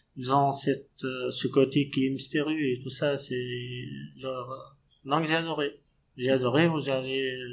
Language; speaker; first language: French; non-native, local second language; Arabic